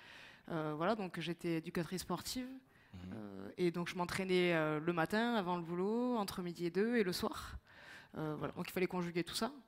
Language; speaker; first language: French; native; French